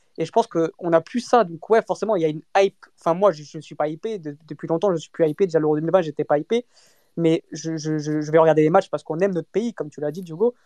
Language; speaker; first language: French; early bilingual, other home language; Portuguese